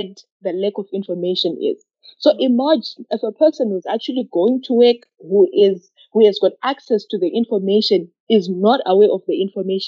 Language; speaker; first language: English; non-native, local second language; Shona